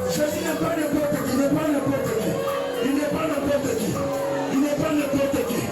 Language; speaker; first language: French; non-native, local second language; Lingala